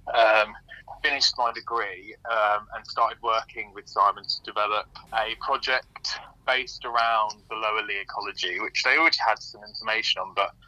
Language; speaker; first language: English; native; English